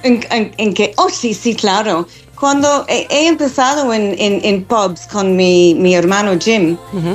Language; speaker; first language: Spanish; non-native, fluent; English